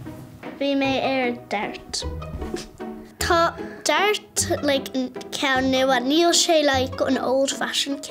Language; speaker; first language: Irish; non-native, local second language; English